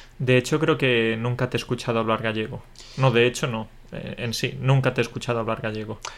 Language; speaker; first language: Spanish; native; Spanish